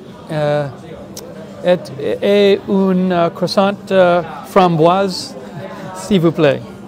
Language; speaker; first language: French; non-native, learner; English